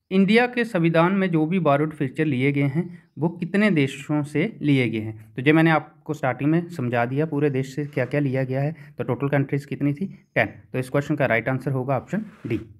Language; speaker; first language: Hindi; native; Hindi